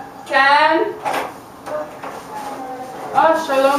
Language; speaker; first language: Hebrew; non-native, learner; English